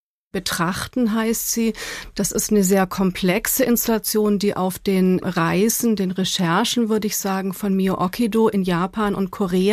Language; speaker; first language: German; native; German